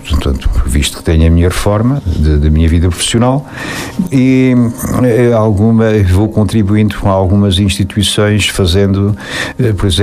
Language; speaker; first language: Portuguese; native; Portuguese